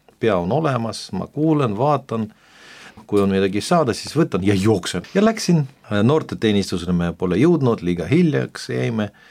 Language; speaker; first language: Estonian; non-native, local second language; Russian